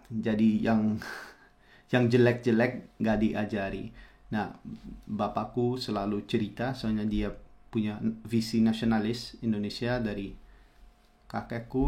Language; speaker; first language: Indonesian; non-native, fluent; Dutch